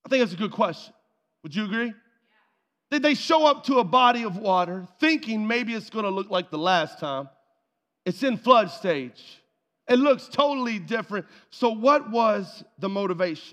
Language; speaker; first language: English; native; English